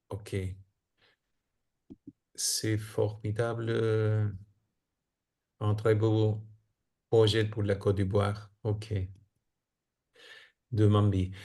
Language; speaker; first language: French; non-native, fluent; Spanish